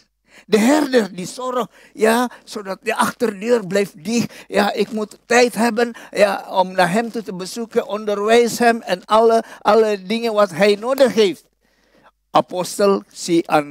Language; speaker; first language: Dutch; non-native, fluent; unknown